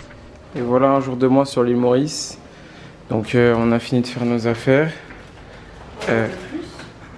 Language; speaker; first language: French; native; French